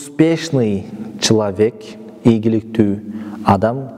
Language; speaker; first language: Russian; non-native, local second language; Kyrgyz